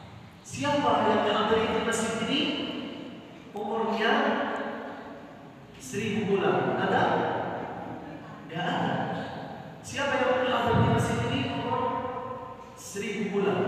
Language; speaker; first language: Indonesian; non-native, learner; Arabic